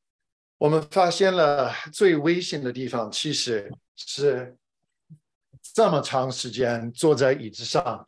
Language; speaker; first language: Chinese; non-native, fluent; English